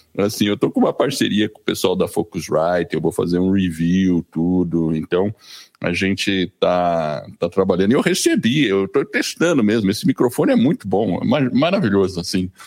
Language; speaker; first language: Portuguese; early bilingual, other home language; English